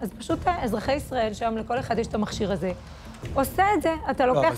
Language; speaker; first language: Hebrew; native; Hebrew